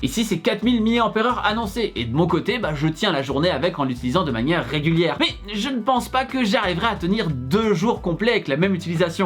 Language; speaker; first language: French; native; French